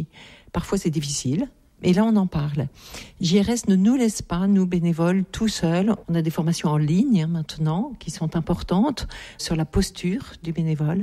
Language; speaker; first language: French; native; French